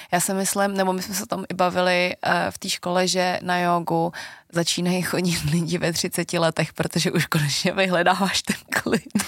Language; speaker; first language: Czech; early bilingual, other home language; Vietnamese